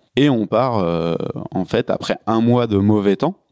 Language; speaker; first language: French; native; French